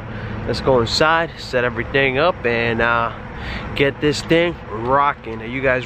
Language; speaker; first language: English; native; English